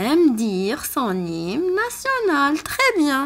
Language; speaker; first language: French; non-native, local second language; Arabic